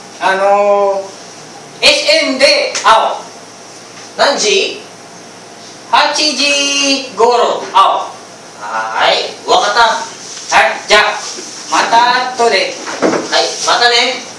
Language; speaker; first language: Japanese; non-native, learner; Filipino